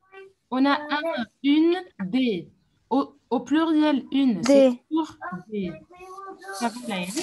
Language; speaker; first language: French; non-native, fluent; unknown